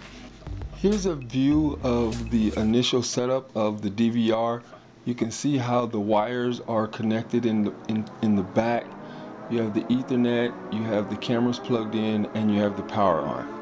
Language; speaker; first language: English; native; English